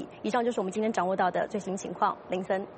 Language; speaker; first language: Chinese; native; Chinese